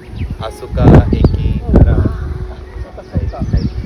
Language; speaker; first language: Japanese; non-native, learner; Hindi